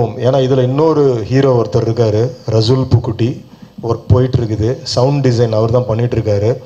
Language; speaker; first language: Tamil; native; Tamil